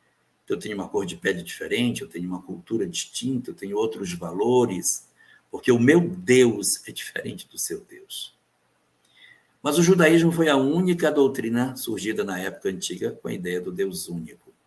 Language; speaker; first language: Portuguese; native; Portuguese